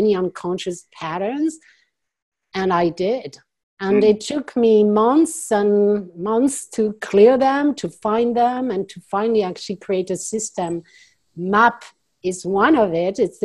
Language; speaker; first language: English; non-native, fluent; French